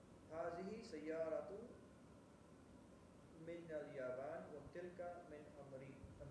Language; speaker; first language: Arabic; non-native, learner; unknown